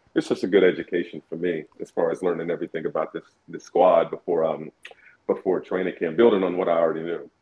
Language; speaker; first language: English; native; English